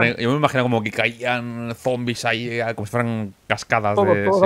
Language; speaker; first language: Spanish; native; Spanish